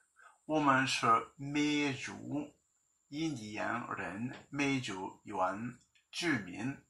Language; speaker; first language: Chinese; non-native, learner; English